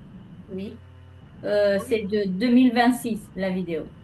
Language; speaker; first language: French; non-native, fluent; Spanish